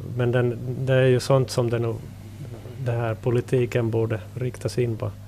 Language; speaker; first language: Swedish; native; Swedish